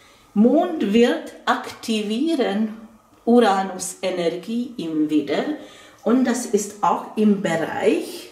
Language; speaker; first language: German; non-native, fluent; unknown